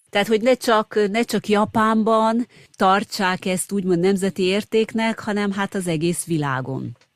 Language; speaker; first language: Hungarian; native; Hungarian